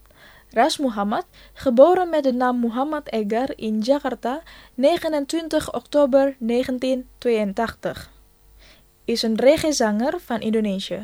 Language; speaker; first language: Dutch; non-native, fluent; Indonesian